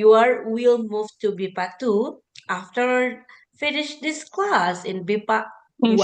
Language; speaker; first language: English; non-native, learner; Indonesian